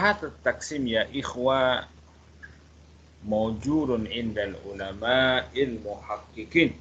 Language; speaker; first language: Arabic; non-native, fluent; Malay